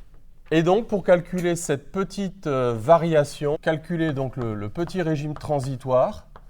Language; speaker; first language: French; native; French